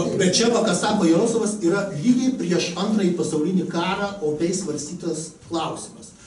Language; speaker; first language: Lithuanian; native; Lithuanian